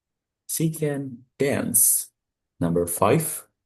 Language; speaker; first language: English; non-native, fluent; Indonesian